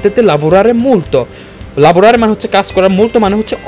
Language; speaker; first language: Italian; non-native, fluent; Bangla